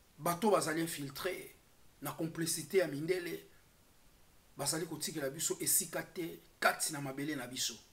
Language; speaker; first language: Lingala; non-native, local second language; Kongo